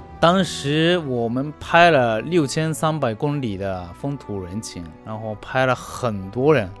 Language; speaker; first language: Chinese; non-native, fluent; Japanese